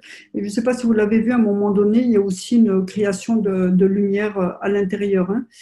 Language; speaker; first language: French; native; French